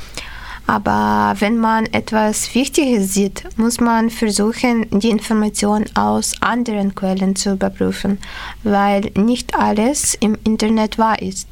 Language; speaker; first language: German; non-native, learner; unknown